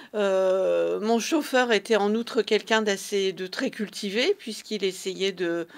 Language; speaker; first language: French; early bilingual, other home language; Persian